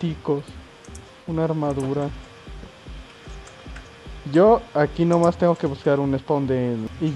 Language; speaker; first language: Spanish; native; Spanish